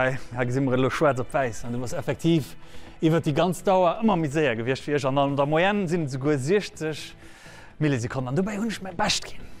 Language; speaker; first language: German; non-native, local second language; Luxembourgish